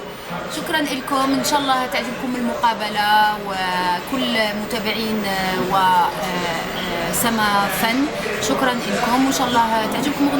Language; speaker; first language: Arabic; native; Arabic